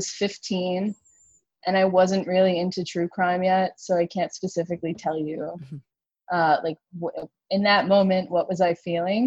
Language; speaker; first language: English; native; English